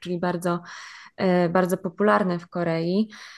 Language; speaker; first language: Polish; native; Polish